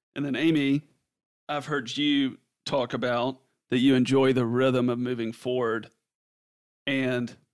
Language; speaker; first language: English; native; English